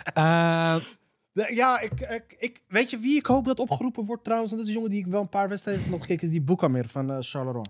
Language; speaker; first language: Dutch; early bilingual, other home language; Arabic